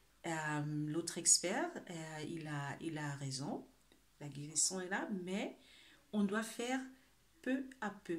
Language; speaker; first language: French; non-native, fluent; Spanish